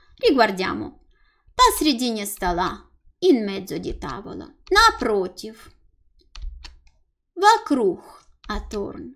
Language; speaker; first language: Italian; non-native, fluent; Russian